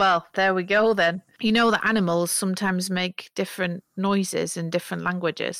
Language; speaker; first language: English; native; English